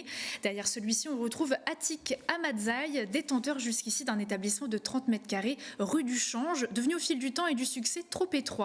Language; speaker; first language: French; native; French